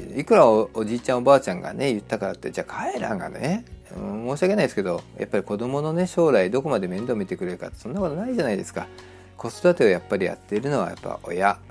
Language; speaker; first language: Japanese; native; Japanese